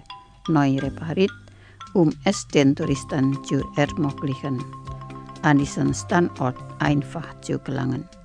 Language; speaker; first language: German; non-native, fluent; Indonesian